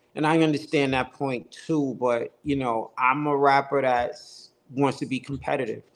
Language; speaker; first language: English; native; English